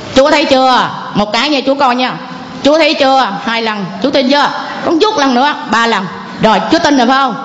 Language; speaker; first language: Vietnamese; non-native, local second language; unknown